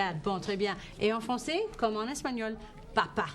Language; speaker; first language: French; non-native, fluent; English